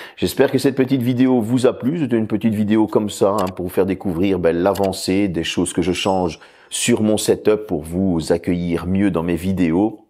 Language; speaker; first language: French; native; French